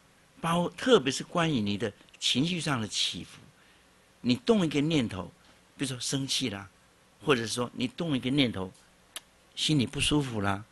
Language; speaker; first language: Chinese; native; Chinese